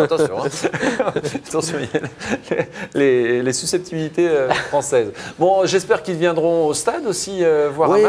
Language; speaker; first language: French; native; French